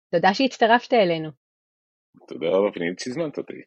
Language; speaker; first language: Hebrew; non-native, fluent; Spanish